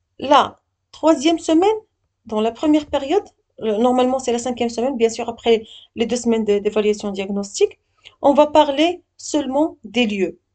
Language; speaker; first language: French; non-native, local second language; Arabic